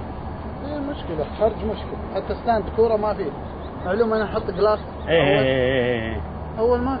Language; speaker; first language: Arabic; non-native, learner; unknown